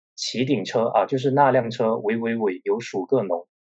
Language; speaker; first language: Chinese; non-native, local second language; Min Nan Chinese